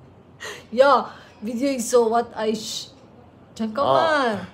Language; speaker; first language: English; non-native, local second language; Filipino